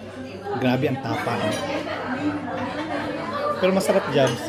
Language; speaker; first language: Filipino; native; Filipino